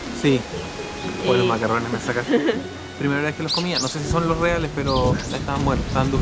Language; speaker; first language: Spanish; native; Spanish